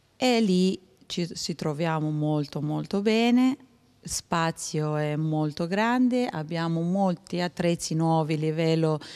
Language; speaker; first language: Italian; non-native, fluent; Albanian